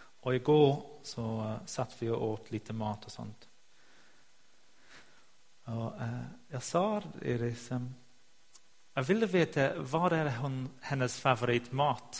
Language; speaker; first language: Swedish; non-native, fluent; English